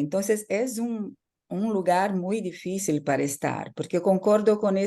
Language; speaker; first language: Spanish; non-native, fluent; Portuguese